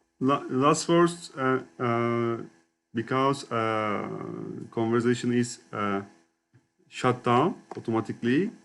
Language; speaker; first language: English; non-native, learner; Turkish